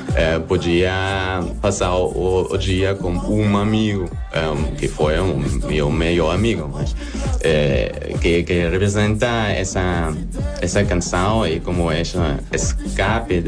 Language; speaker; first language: Portuguese; non-native, learner; German